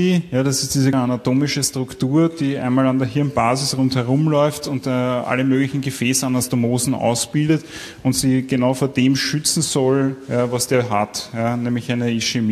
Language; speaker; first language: German; native; German